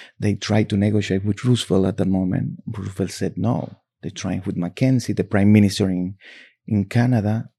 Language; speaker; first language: English; non-native, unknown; Spanish